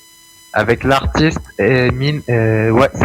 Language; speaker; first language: French; non-native, local second language; Arabic